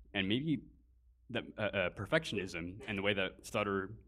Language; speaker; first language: English; native; English